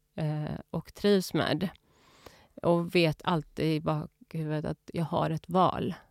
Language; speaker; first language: Swedish; early bilingual, other home language; Urdu